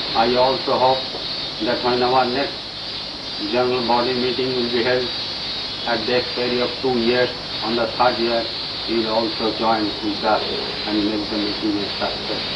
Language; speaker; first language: English; non-native, local second language; Bangla